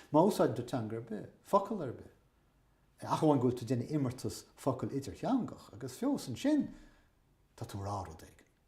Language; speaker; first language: Irish; native; Irish